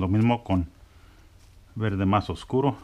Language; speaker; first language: Spanish; early bilingual, heritage; Spanish